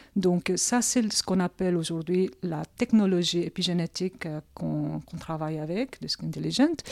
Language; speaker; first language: French; early bilingual, other home language; Korean